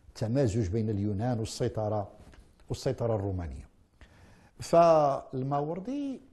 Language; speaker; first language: Arabic; native; Arabic